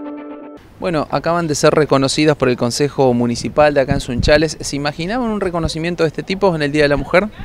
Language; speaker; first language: Spanish; native; Spanish